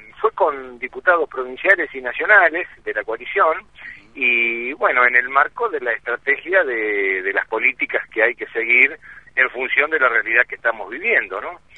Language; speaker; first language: Spanish; native; Spanish